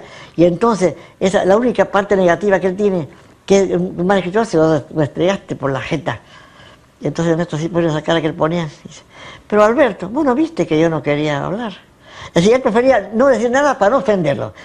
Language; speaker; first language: Spanish; native; Spanish